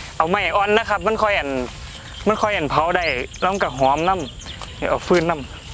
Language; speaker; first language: Thai; native; Thai